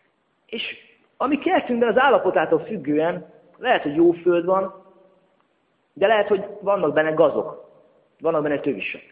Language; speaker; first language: Hungarian; native; Hungarian